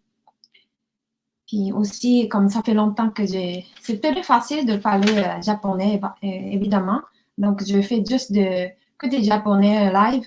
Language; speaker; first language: French; non-native, learner; Japanese